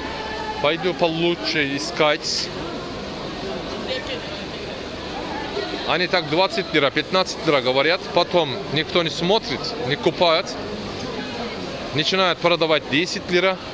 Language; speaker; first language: Russian; non-native, learner; Turkish